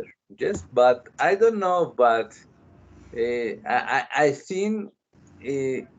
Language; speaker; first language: English; non-native, learner; Spanish